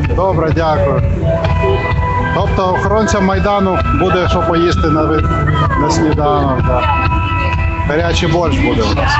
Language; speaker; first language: Ukrainian; native; Ukrainian